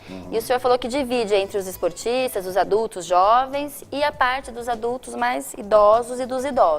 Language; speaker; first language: Portuguese; native; Portuguese